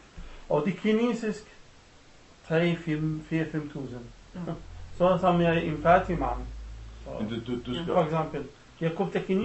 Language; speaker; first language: Danish; non-native, learner; Arabic